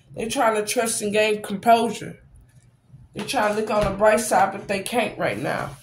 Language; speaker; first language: English; native; English